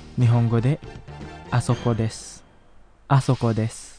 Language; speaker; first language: Japanese; non-native, fluent; Indonesian